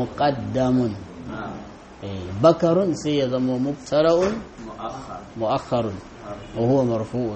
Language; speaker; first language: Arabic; non-native, fluent; Hausa